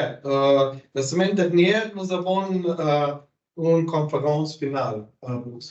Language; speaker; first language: French; non-native, learner; Slovenian